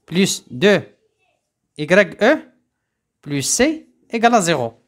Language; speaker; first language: French; non-native, local second language; Arabic